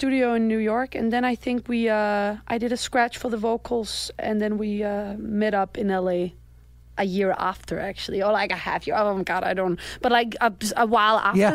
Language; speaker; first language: English; non-native, fluent; Danish